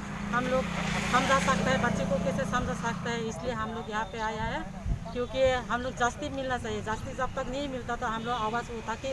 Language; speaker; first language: Hindi; non-native, local second language; Kok Borok